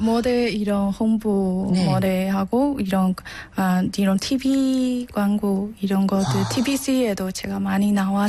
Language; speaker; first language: Korean; non-native, learner; Burmese